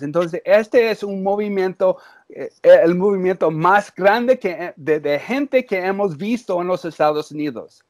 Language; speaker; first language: Spanish; early bilingual, heritage; English